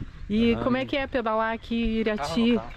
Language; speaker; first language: Portuguese; native; Portuguese